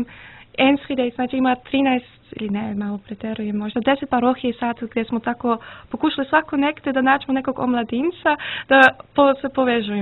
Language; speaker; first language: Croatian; early bilingual, heritage; Serbian